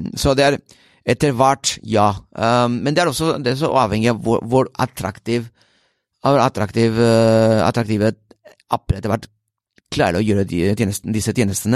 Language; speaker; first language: Swedish; non-native, fluent; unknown